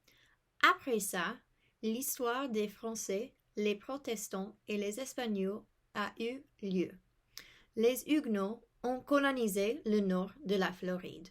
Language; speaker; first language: French; non-native, fluent; English